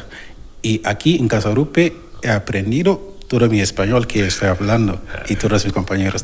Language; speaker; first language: Spanish; non-native, learner; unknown